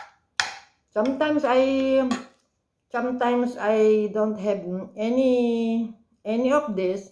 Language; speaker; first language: English; non-native, local second language; Filipino